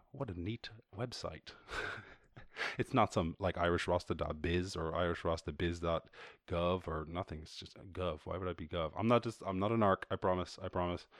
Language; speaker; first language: English; native; English